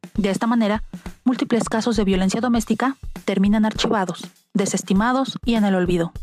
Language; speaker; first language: Spanish; native; Spanish